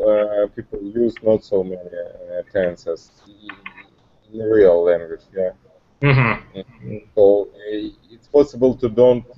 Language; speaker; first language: English; non-native, learner; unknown